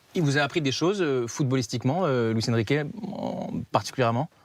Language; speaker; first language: French; native; French